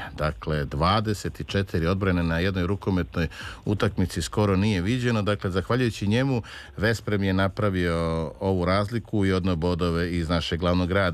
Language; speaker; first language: Serbian; native; Serbian